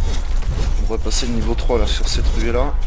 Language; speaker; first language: French; native; French